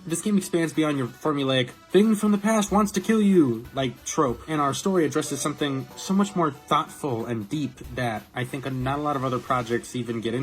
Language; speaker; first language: English; native; English